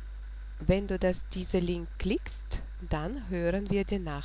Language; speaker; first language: German; non-native, fluent; Russian